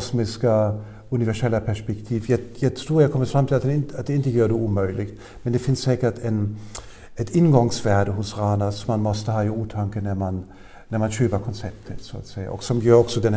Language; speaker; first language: Swedish; non-native, fluent; German